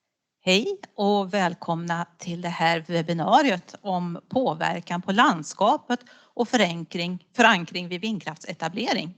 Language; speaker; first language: Swedish; native; Swedish